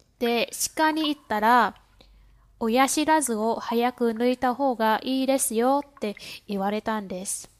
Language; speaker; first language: Japanese; non-native, fluent; Vietnamese